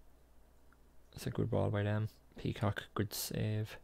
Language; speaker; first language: English; native; English